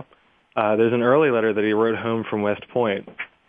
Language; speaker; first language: English; native; English